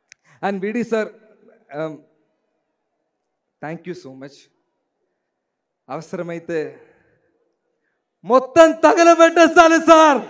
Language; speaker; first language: Telugu; non-native, learner; Malayalam